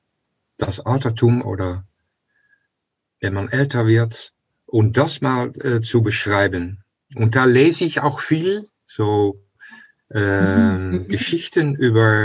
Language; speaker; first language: German; non-native, fluent; Dutch